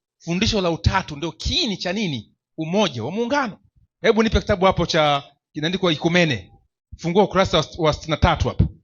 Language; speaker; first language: Swahili; native; Swahili